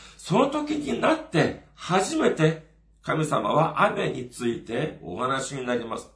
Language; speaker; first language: Japanese; non-native, fluent; Korean